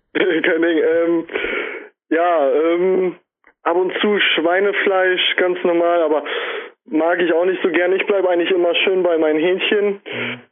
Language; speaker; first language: German; native; German